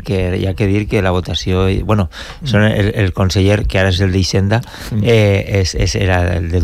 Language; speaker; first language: Catalan; native; Catalan